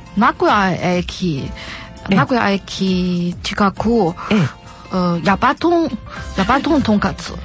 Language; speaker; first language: Japanese; non-native, learner; Chinese